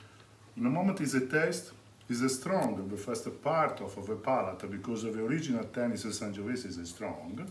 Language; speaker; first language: English; non-native, learner; Italian